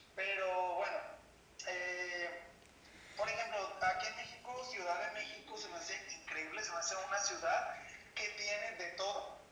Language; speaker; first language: Spanish; native; Spanish